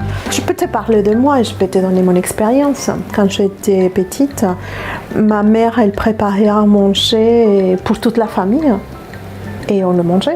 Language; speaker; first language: French; non-native, fluent; Spanish